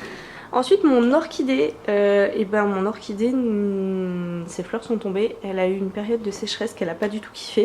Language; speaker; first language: French; native; French